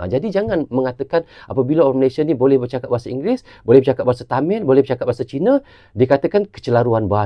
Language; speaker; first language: Malay; native; Malay